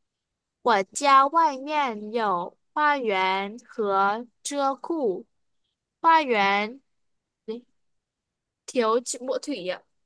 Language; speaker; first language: Chinese; non-native, fluent; Vietnamese